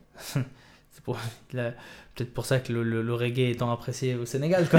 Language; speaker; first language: French; native; French